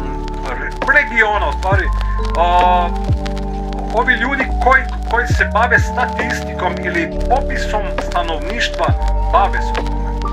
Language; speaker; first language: Croatian; native; Croatian